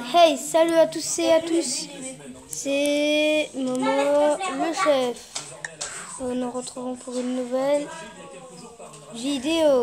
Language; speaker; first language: French; native; French